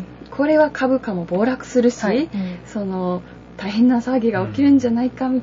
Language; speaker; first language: Japanese; native; Japanese